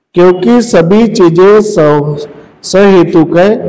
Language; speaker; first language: Hindi; non-native, local second language; Marathi